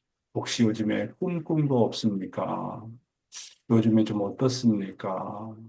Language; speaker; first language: Korean; native; Korean